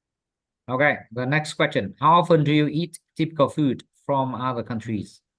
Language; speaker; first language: English; non-native, fluent; Vietnamese